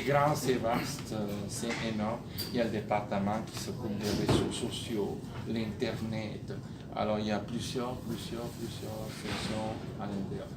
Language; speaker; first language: French; native; French